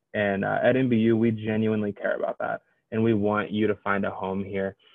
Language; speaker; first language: English; native; English